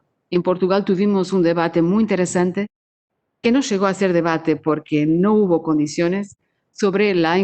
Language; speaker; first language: Spanish; non-native, fluent; Portuguese